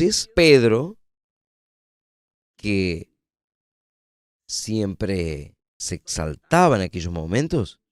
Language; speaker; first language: Spanish; non-native, fluent; Portuguese